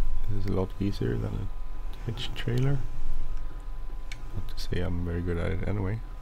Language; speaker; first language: English; non-native, fluent; Swedish